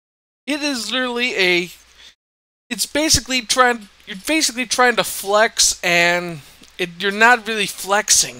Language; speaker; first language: English; native; English